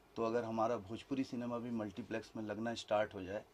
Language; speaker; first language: Hindi; native; Hindi